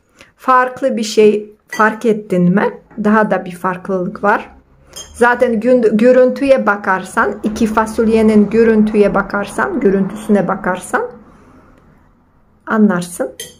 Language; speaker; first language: Turkish; non-native, fluent; Polish